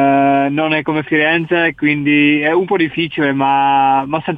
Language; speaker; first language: Italian; non-native, learner; Czech